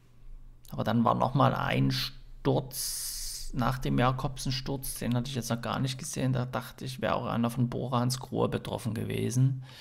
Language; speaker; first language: German; native; German